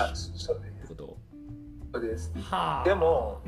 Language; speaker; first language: Japanese; non-native, learner; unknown